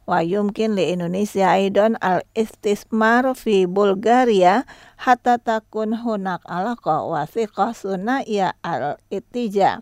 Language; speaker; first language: Arabic; non-native, learner; Indonesian